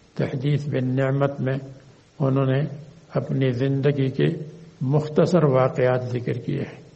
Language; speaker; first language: Urdu; native; Urdu